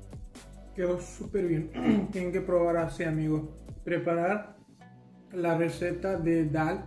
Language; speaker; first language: Spanish; non-native, fluent; Hindi